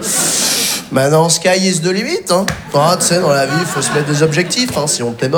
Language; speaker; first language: French; native; French